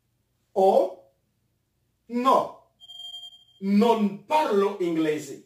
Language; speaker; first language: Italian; non-native, fluent; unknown